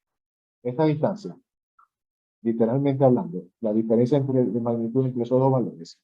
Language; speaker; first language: Spanish; native; Spanish